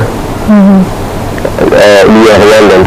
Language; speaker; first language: French; non-native, fluent; Arabic